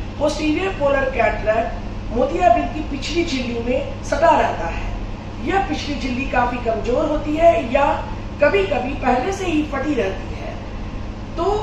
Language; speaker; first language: Hindi; native; Hindi